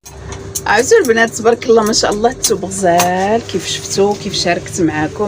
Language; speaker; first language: Arabic; native; Arabic